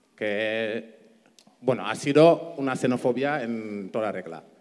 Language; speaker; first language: Spanish; non-native, fluent; Wolof